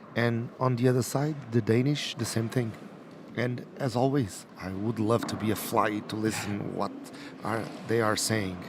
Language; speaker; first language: English; non-native, fluent; Portuguese